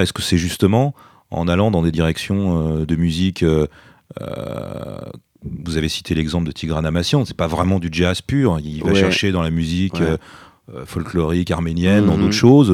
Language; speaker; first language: French; native; French